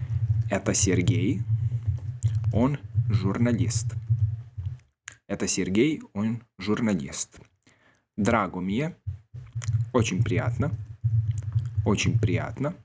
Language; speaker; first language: Russian; non-native, fluent; Serbian